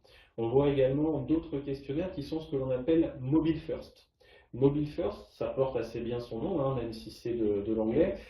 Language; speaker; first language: French; native; French